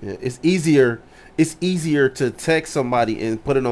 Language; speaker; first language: English; native; English